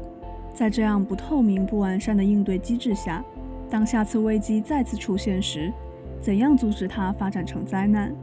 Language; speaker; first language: Chinese; native; Chinese